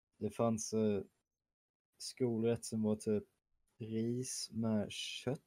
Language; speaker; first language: Swedish; early bilingual, other home language; German